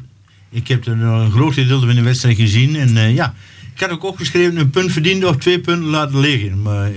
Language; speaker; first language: Dutch; native; Dutch